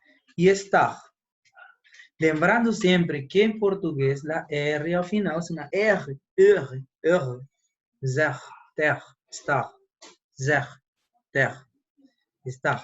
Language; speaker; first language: Portuguese; non-native, fluent; Spanish